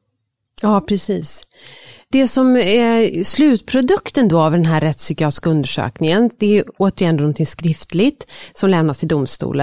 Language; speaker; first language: Swedish; native; Swedish